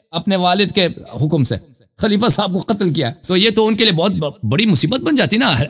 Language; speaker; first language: Urdu; non-native, fluent; Persian